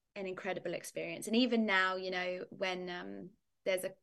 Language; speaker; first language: English; native; English